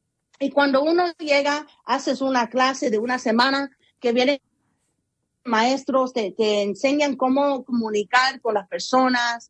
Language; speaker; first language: Spanish; early bilingual, heritage; Spanish